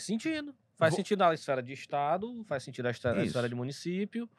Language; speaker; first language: Portuguese; native; Portuguese